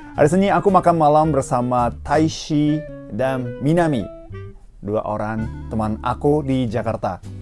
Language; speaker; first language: Indonesian; non-native, fluent; Japanese